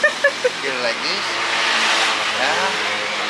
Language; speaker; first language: English; non-native, learner; Indonesian